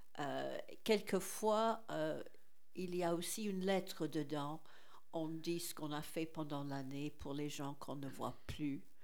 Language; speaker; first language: French; non-native, fluent; English